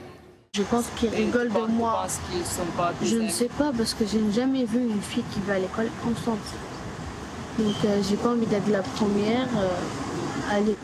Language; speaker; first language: French; early bilingual, other home language; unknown